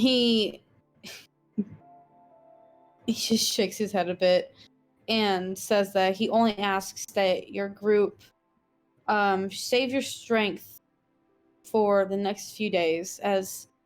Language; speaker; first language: English; native; English